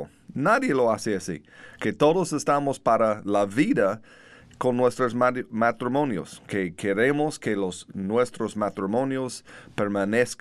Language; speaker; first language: Spanish; non-native, learner; English